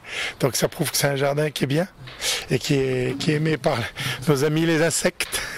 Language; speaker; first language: French; native; French